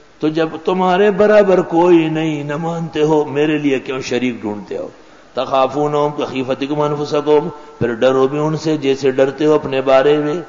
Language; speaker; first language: Urdu; non-native, local second language; Pashto